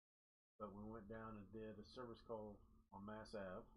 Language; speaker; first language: English; native; English